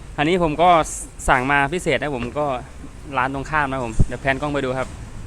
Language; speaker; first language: Thai; native; Thai